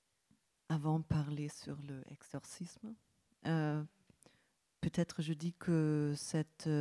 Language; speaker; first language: French; non-native, fluent; German